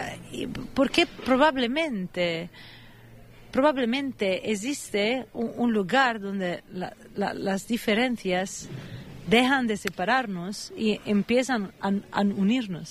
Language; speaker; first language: Spanish; non-native, fluent; Italian